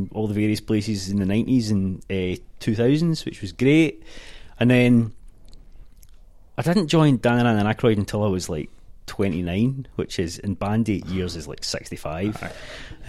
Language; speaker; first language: English; native; English